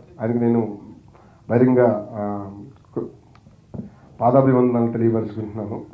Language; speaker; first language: Telugu; native; Telugu